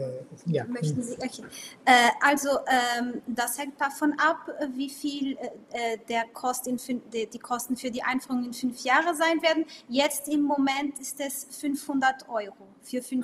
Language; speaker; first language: German; non-native, local second language; Portuguese